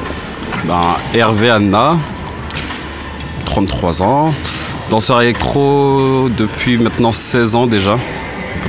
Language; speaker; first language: French; native; French